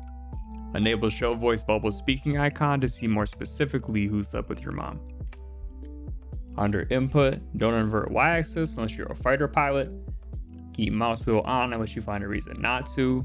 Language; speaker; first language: English; native; English